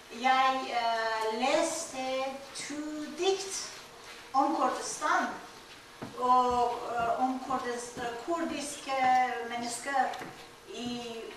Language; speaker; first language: Norwegian; non-native, learner; Persian